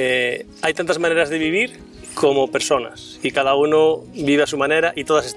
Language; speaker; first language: Spanish; native; Spanish